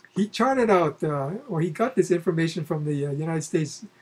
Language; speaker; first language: English; native; English